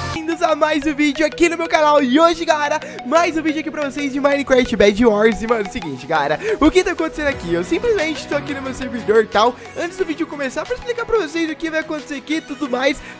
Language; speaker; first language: Portuguese; native; Portuguese